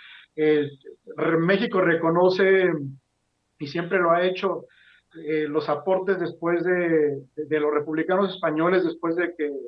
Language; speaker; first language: Spanish; native; Spanish